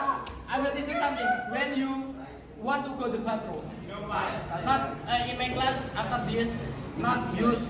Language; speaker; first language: English; non-native, learner; Indonesian